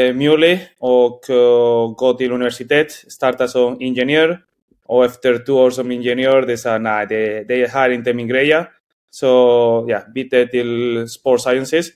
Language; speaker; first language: Swedish; non-native, fluent; Spanish